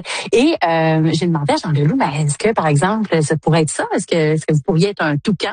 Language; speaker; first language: French; native; French